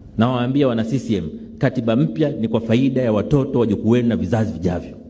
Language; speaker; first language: Swahili; native; Swahili